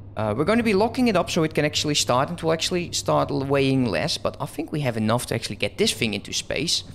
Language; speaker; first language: English; non-native, fluent; Dutch